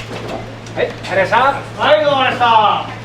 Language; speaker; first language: Japanese; native; Japanese